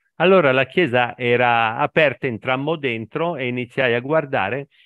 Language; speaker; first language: Italian; native; Italian